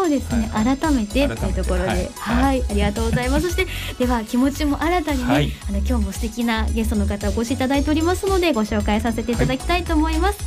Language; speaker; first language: Japanese; native; Japanese